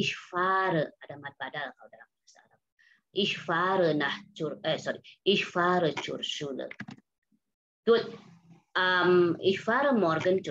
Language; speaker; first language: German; non-native, fluent; Indonesian